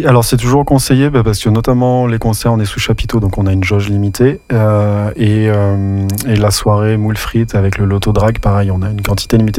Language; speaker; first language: French; native; French